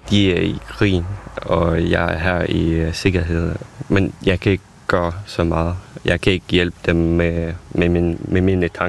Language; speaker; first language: Danish; non-native, fluent; Ukrainian